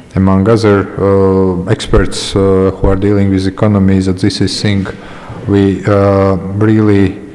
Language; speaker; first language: English; non-native, fluent; Latvian